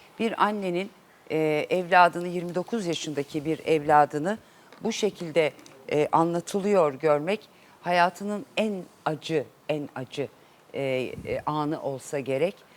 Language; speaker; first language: Turkish; native; Turkish